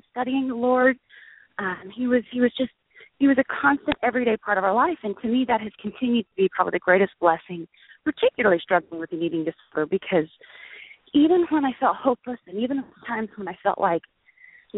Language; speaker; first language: English; native; English